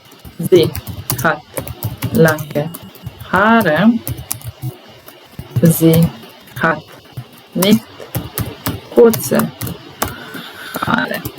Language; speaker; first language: German; non-native, fluent; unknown